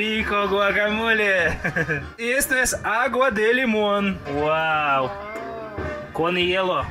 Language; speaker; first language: Spanish; non-native, fluent; Russian